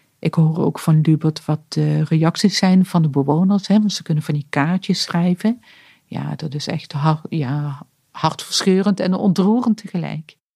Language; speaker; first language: Dutch; native; Dutch